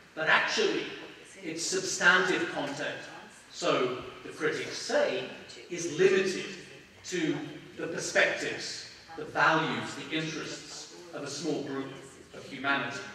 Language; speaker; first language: English; native; English